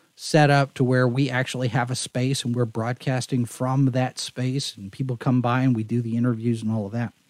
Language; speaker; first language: English; native; English